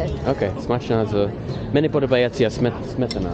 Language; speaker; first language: Ukrainian; non-native, learner; English